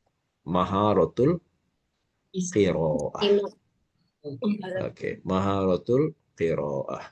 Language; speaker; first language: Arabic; non-native, fluent; Malay